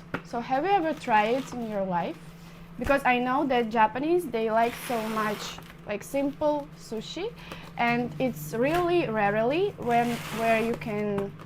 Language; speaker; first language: English; non-native, fluent; Russian